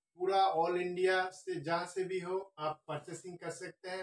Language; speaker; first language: Hindi; non-native, local second language; Bangla